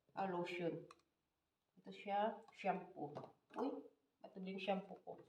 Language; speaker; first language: Filipino; non-native, local second language; Cebuano